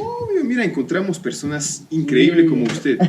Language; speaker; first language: Spanish; non-native, fluent; French